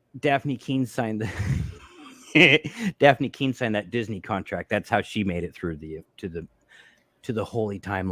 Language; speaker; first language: English; native; English